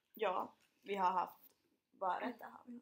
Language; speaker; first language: Swedish; non-native, fluent; Finnish